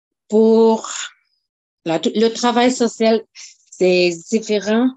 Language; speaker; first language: French; non-native, local second language; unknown